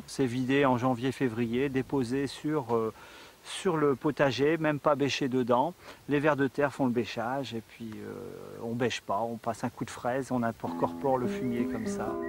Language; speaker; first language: French; native; French